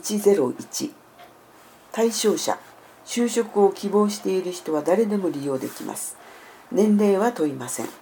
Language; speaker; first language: Japanese; native; Japanese